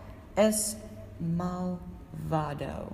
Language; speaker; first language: Spanish; non-native, learner; English